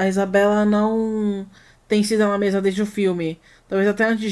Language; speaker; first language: Portuguese; native; Portuguese